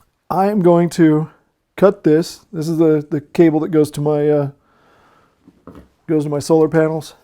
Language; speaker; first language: English; native; English